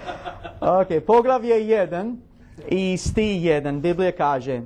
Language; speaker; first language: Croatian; non-native, learner; English